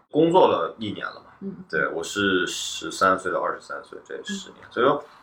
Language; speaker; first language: Chinese; native; Chinese